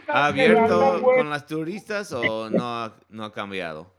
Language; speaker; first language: Spanish; non-native, learner; English